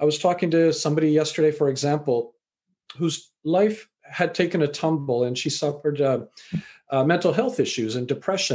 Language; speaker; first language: English; native; English